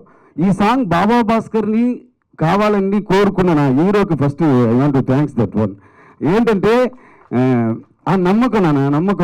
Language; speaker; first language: Telugu; non-native, fluent; Tamil